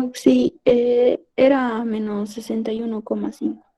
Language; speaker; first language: Spanish; native; Spanish